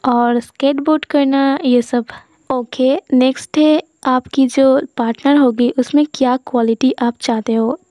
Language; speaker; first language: Hindi; non-native, local second language; Bangla